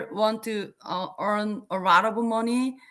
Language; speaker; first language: English; non-native, learner; Korean